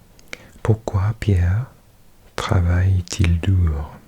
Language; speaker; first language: French; non-native, learner; English